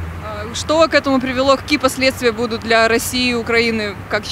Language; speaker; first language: Russian; native; Russian